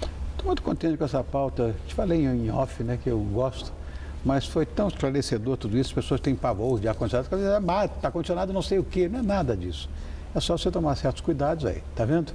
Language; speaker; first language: Portuguese; native; Portuguese